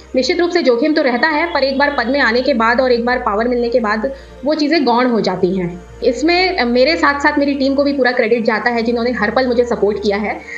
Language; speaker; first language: Hindi; native; Hindi